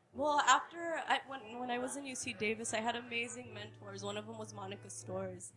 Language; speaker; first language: English; native; English